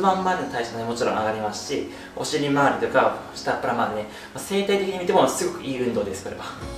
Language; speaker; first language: Japanese; native; Japanese